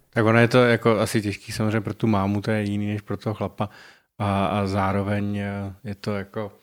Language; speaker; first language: Czech; native; Czech